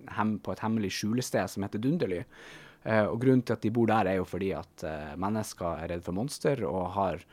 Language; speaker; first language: Norwegian; native; Norwegian